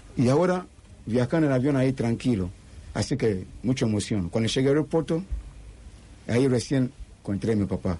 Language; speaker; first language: Spanish; non-native, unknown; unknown